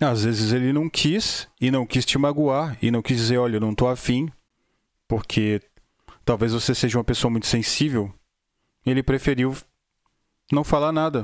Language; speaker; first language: Portuguese; native; Portuguese